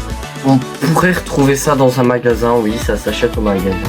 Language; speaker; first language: French; native; French